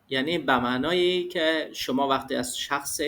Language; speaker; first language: Persian; native; Persian